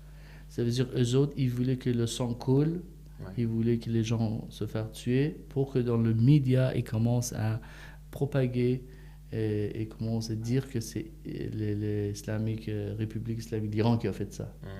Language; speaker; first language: French; non-native, fluent; Persian